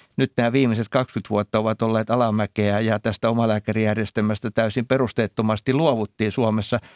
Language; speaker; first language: Finnish; native; Finnish